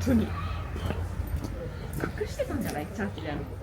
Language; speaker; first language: Japanese; native; Japanese